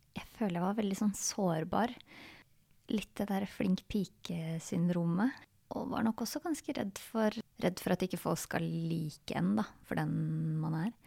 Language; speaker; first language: Norwegian; native; Norwegian